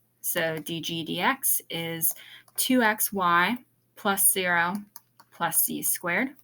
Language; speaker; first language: English; native; English